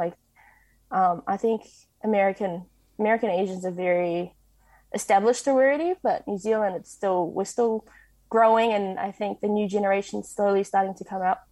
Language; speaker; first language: English; native; English